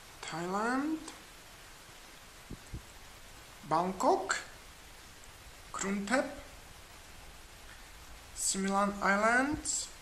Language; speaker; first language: English; non-native, learner; Czech